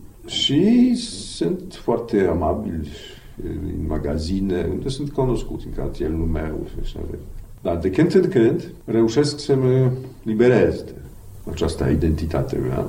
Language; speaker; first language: Romanian; non-native, fluent; Polish